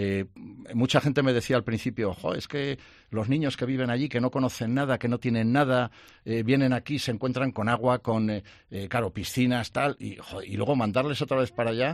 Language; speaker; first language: Spanish; native; Spanish